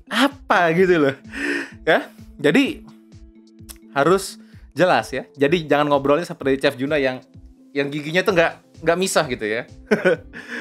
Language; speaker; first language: Indonesian; native; Indonesian